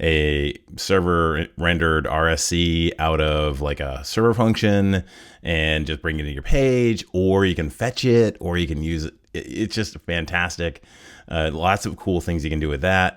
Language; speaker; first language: English; native; English